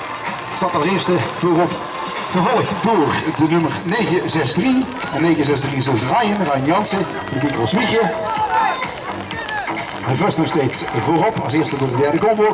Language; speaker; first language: Dutch; native; Dutch